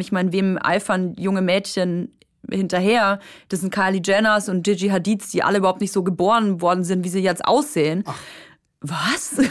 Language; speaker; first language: German; native; German